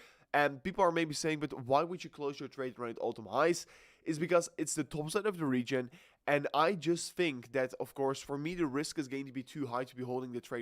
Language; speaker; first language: English; non-native, fluent; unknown